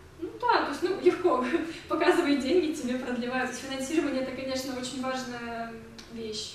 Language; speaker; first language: Russian; native; Russian